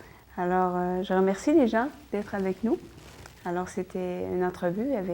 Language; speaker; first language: French; native; French